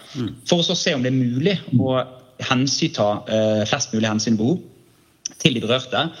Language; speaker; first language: Norwegian; native; Norwegian